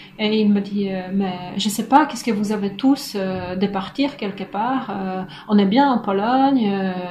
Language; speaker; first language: French; non-native, fluent; Polish